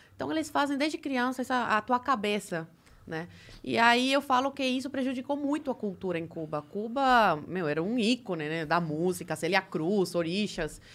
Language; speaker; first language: Portuguese; early bilingual, other home language; Spanish